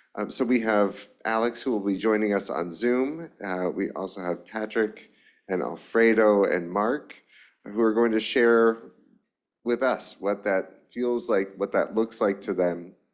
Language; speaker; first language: English; native; English